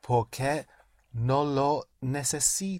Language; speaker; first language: Spanish; non-native, learner; English